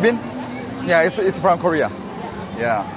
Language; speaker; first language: English; non-native, learner; Korean